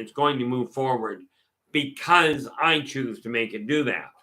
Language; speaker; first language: English; native; English